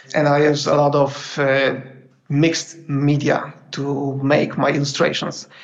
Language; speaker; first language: English; non-native, fluent; Polish